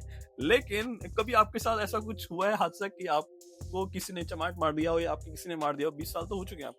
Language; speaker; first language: Hindi; native; Hindi